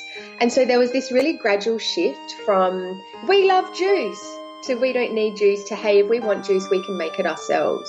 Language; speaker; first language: English; native; English